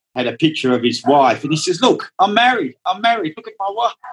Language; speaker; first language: English; non-native, local second language; Dutch